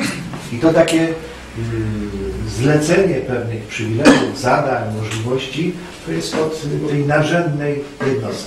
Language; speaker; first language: Polish; native; Polish